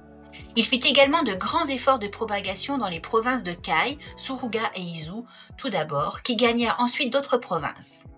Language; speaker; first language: French; native; French